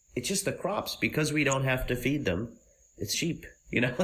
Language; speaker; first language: English; native; English